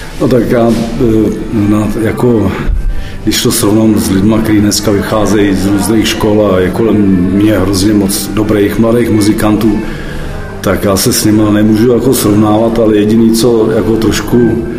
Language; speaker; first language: Czech; native; Czech